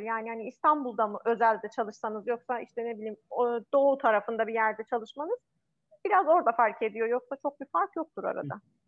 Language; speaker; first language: Turkish; non-native, fluent; Persian